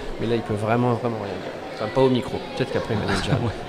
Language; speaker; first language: French; native; French